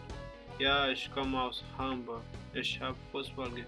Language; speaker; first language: German; non-native, learner; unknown